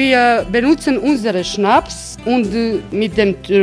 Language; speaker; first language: German; non-native, learner; Croatian